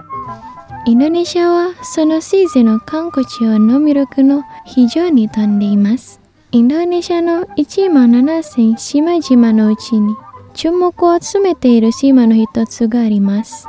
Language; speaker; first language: Japanese; non-native, fluent; Indonesian